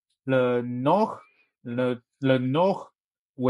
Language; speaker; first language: French; non-native, learner; Chinese